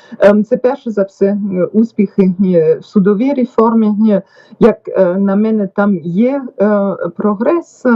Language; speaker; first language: Ukrainian; non-native, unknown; German